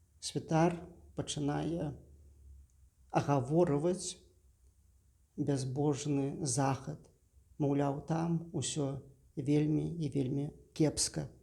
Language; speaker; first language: Belarusian; native; Belarusian